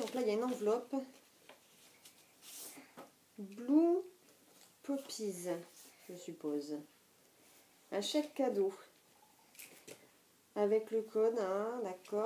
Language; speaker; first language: French; native; French